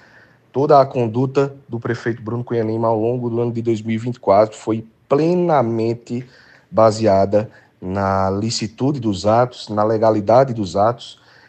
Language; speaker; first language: Portuguese; native; Portuguese